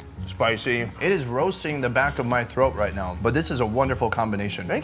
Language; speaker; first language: English; native; English